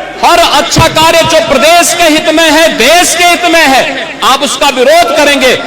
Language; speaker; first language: Hindi; native; Hindi